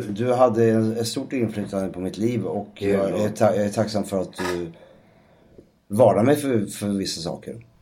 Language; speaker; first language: Swedish; native; Swedish